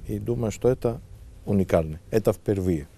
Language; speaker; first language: Russian; non-native, fluent; Greek